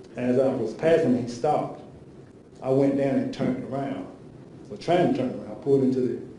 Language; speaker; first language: English; native; English